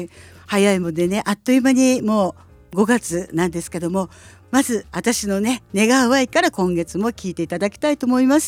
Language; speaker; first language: Japanese; native; Japanese